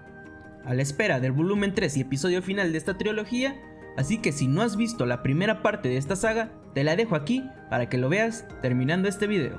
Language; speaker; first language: Spanish; native; Spanish